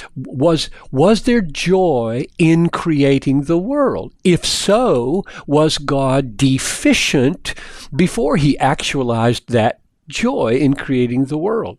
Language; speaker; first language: English; native; English